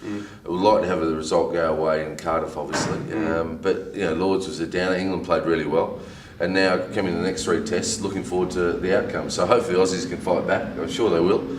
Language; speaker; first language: English; native; English